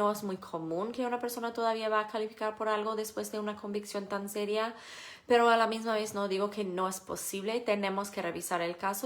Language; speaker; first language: Spanish; non-native, fluent; English